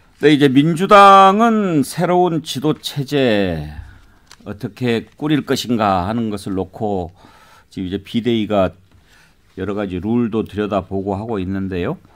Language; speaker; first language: Korean; native; Korean